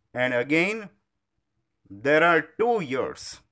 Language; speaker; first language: English; non-native, local second language; Gujarati